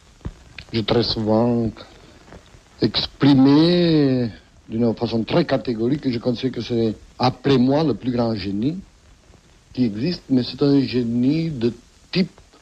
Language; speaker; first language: French; non-native, fluent; Catalan